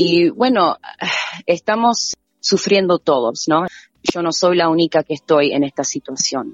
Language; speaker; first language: Spanish; native; Spanish